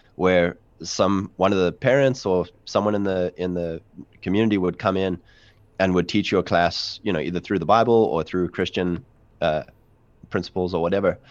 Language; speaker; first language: English; native; English